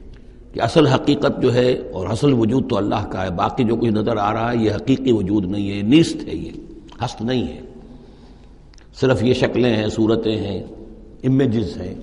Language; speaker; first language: Urdu; native; Urdu